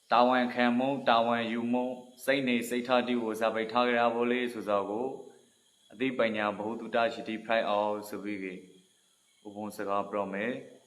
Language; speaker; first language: Burmese; native; Burmese